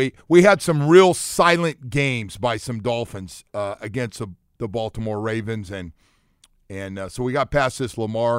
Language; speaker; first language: English; native; English